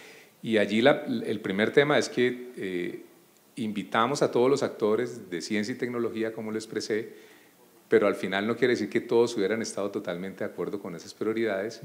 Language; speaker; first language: Spanish; native; Spanish